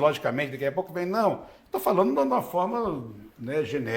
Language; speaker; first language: Portuguese; native; Portuguese